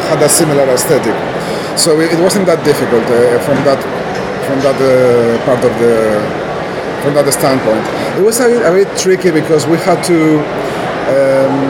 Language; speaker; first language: English; non-native, fluent; Spanish